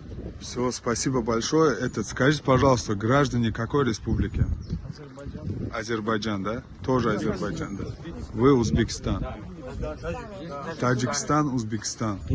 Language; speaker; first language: Russian; non-native, fluent; Uzbek